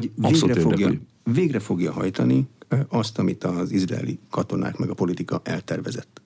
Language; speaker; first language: Hungarian; native; Hungarian